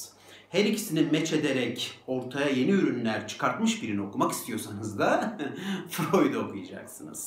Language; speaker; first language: Turkish; native; Turkish